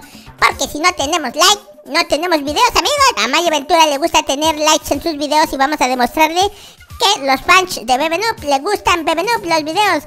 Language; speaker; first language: Spanish; native; Spanish